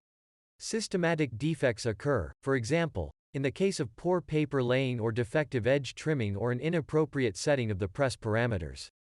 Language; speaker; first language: English; non-native, fluent; German